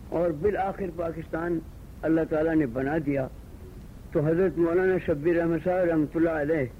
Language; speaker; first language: Urdu; native; Urdu